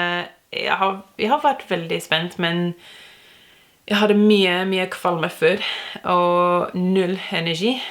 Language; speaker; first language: Norwegian; non-native, learner; English